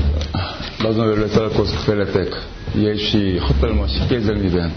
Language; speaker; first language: Hungarian; non-native, learner; Korean